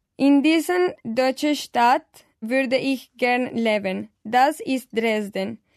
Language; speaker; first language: German; non-native, learner; Spanish